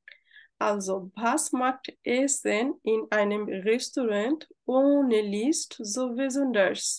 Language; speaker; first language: German; non-native, fluent; Bangla